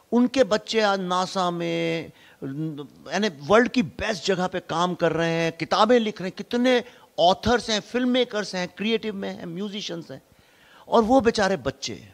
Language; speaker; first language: Hindi; native; Hindi